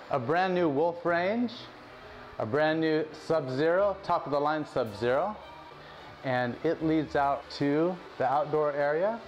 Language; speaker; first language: English; native; English